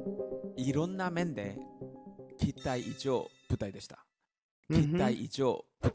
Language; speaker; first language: Japanese; non-native, learner; Korean